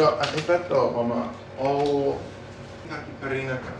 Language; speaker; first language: Italian; non-native, learner; English